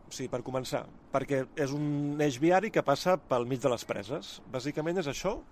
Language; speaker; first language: Catalan; native; Catalan